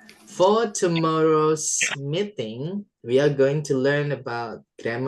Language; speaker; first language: English; non-native, fluent; Indonesian